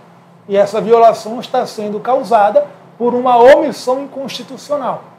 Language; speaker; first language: Portuguese; native; Portuguese